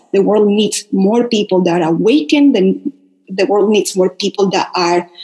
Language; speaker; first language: English; non-native, fluent; Spanish